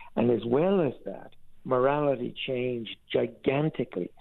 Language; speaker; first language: English; native; English